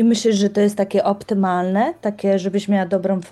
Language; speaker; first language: Polish; native; Polish